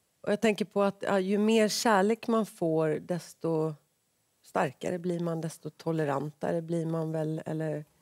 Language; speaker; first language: Swedish; native; Swedish